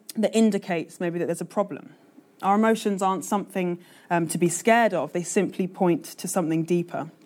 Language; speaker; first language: English; native; English